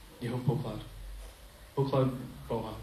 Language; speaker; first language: Czech; non-native, learner; English